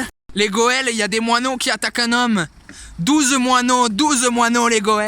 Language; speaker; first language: French; native; French